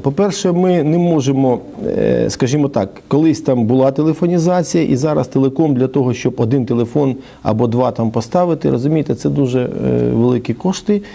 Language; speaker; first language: Ukrainian; native; Ukrainian